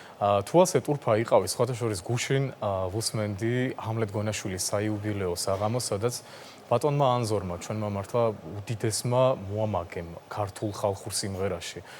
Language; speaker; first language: Georgian; non-native, local second language; Azerbaijani